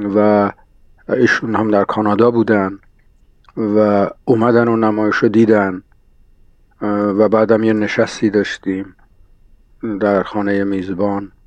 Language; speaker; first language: Persian; native; Persian